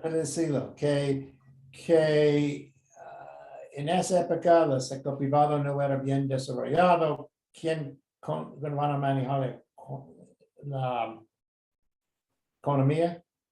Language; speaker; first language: Spanish; non-native, fluent; English